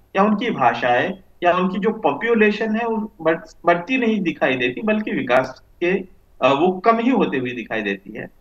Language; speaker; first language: Hindi; non-native, local second language; Marathi